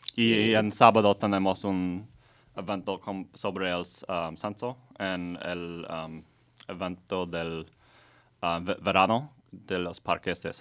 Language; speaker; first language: Spanish; non-native, learner; English